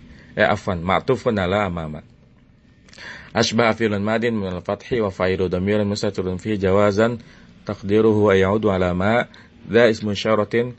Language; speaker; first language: Arabic; non-native, fluent; Indonesian